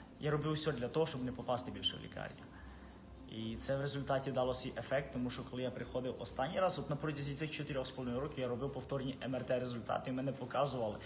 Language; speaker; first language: Ukrainian; native; Ukrainian